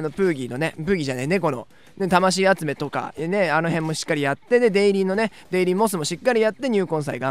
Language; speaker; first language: Japanese; native; Japanese